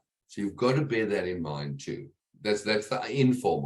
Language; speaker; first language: English; native; English